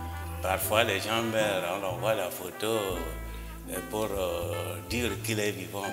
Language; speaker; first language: French; non-native, local second language; Igbo